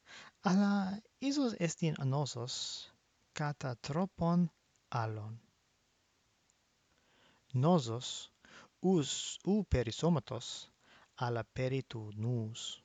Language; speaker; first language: Greek; non-native, fluent; English